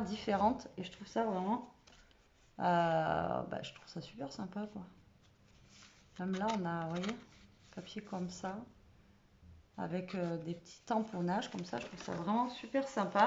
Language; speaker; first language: French; native; French